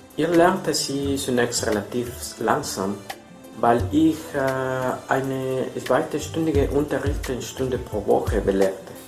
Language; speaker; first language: German; non-native, fluent; Spanish